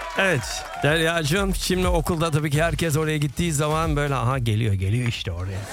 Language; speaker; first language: Turkish; early bilingual, heritage; Turkish